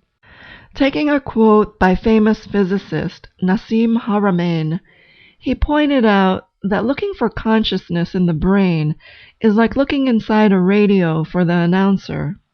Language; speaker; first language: English; native; English